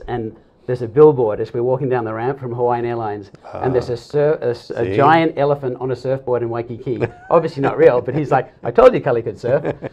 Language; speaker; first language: English; native; English